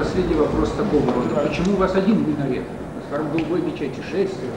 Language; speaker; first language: Russian; native; Russian